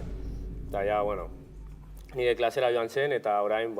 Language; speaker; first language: Basque; non-native, local second language; Spanish